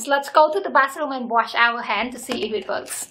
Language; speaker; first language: English; non-native, learner; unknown